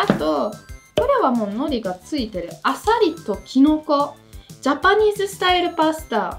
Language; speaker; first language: Japanese; non-native, fluent; Italian